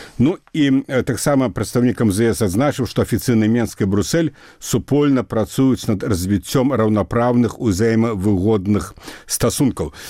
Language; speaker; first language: Belarusian; native; Belarusian